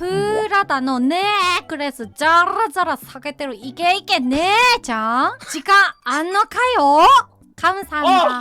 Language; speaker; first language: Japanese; non-native, learner; Korean